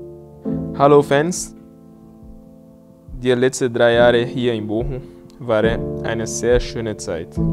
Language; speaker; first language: German; non-native, learner; Portuguese